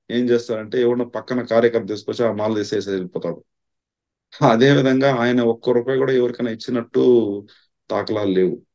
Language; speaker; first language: Telugu; non-native, local second language; Tamil